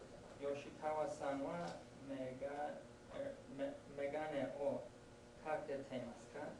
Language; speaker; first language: Japanese; non-native, learner; English